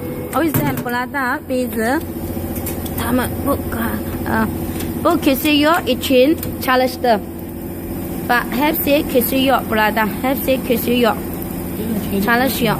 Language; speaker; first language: Turkish; non-native, learner; Chinese